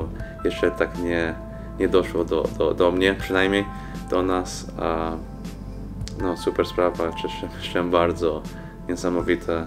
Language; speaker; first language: Polish; non-native, fluent; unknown